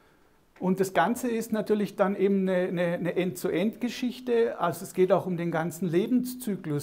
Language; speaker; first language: German; native; German